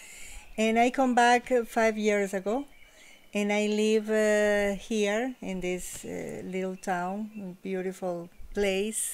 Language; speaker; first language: English; non-native, learner; Spanish